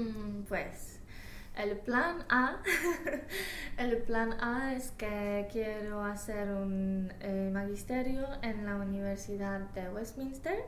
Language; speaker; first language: Spanish; non-native, fluent; Polish